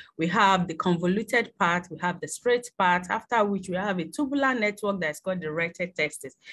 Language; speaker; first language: English; non-native, local second language; Yoruba